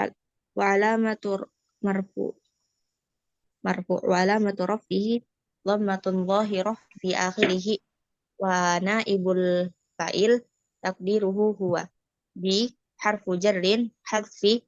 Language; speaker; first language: Arabic; non-native, learner; Indonesian